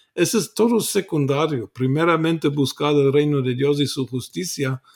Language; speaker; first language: Spanish; non-native, fluent; German